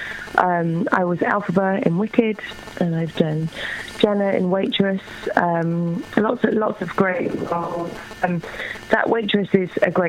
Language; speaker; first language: English; native; English